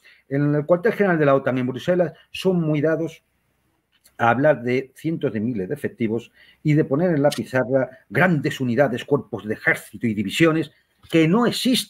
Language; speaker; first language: Spanish; native; Spanish